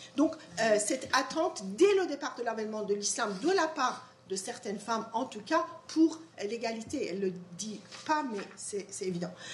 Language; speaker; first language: French; non-native, fluent; Persian